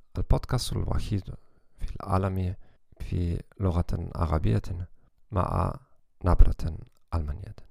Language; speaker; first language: Arabic; non-native, learner; German